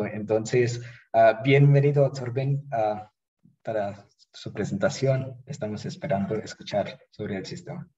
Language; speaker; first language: Spanish; non-native, fluent; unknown